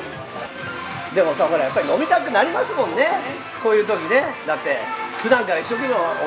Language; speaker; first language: Japanese; native; Japanese